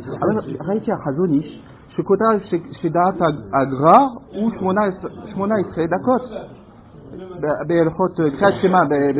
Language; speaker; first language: Hebrew; non-native, fluent; French